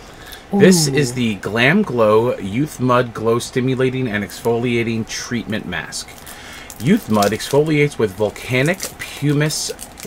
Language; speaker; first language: English; native; English